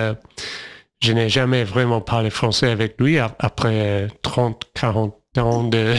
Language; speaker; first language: French; non-native, fluent; English